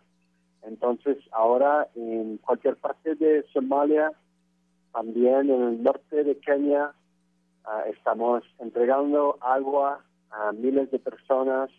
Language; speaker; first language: Spanish; non-native, fluent; French